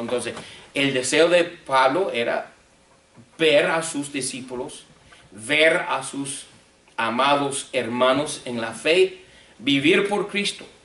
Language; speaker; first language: Spanish; non-native, fluent; English